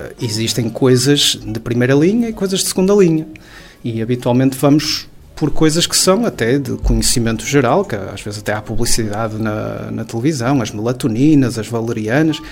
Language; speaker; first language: Portuguese; native; Portuguese